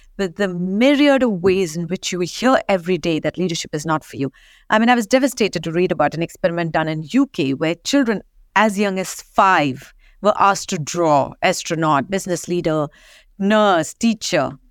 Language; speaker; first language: English; non-native, local second language; Marathi